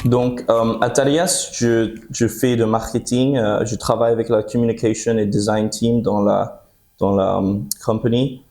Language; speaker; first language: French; early bilingual, heritage; French